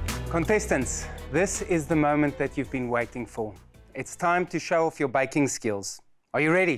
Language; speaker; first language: English; non-native, local second language; Afrikaans